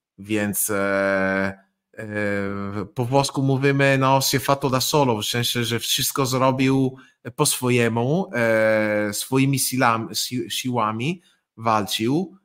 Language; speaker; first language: Polish; non-native, fluent; Italian